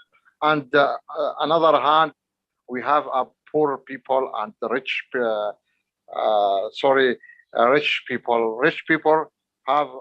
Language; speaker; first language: English; non-native, learner; Arabic